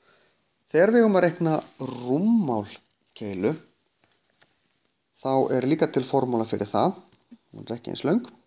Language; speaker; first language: Icelandic; native; Icelandic